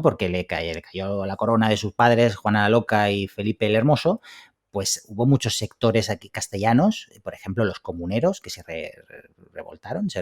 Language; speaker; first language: Spanish; native; Spanish